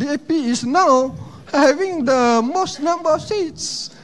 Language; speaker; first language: English; non-native, local second language; Malay